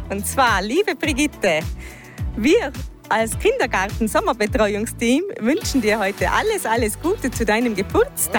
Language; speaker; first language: German; native; German